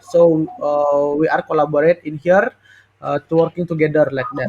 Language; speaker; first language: English; non-native, learner; Indonesian